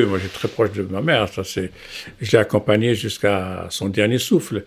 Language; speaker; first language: French; non-native, local second language; Arabic